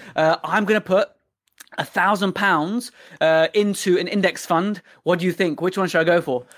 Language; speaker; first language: English; early bilingual, other home language; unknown